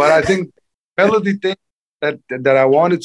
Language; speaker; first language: English; non-native, fluent; Danish